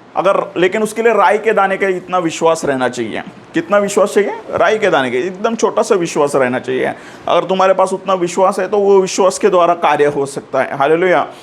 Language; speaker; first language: Hindi; non-native, local second language; Marathi